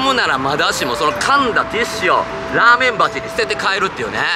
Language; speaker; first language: Japanese; native; Japanese